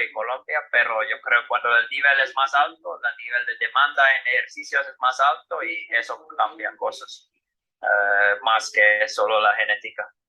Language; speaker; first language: Spanish; non-native, fluent; Finnish